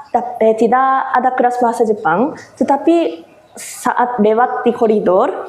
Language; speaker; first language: Indonesian; non-native, fluent; Japanese